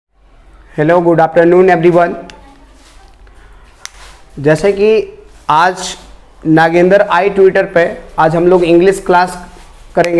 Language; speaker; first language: Hindi; native; Hindi